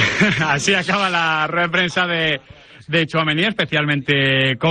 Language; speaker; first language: Spanish; native; Spanish